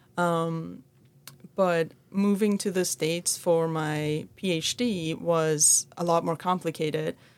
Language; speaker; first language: English; non-native, fluent; Persian